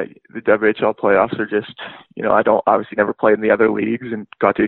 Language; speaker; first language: English; native; English